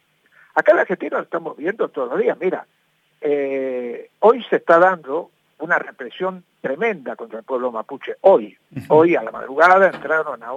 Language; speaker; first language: Spanish; native; Spanish